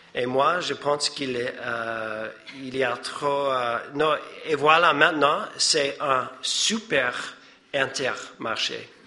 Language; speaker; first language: French; non-native, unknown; English